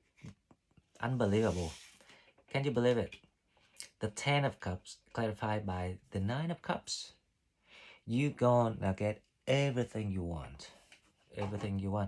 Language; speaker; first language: English; non-native, fluent; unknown